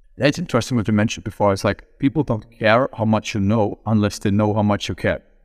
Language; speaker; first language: English; non-native, fluent; German